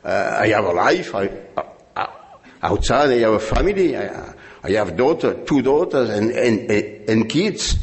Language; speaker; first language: English; non-native, learner; French